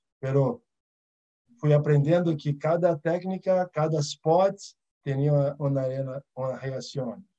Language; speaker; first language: Portuguese; early bilingual, other home language; Arabic